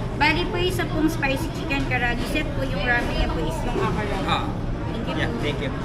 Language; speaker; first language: Filipino; native; Filipino